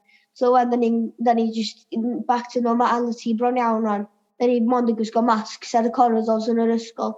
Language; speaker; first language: Welsh; native; Welsh